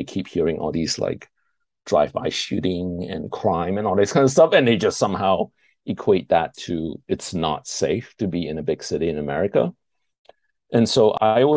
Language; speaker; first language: English; non-native, local second language; Chinese